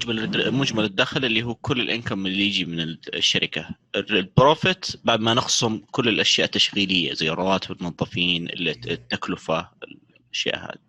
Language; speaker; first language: Arabic; native; Arabic